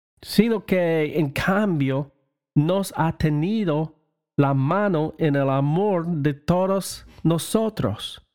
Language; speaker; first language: Spanish; non-native, learner; English